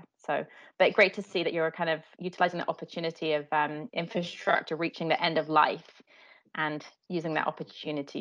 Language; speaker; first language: English; native; English